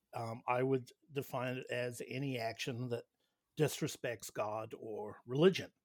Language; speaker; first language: English; native; English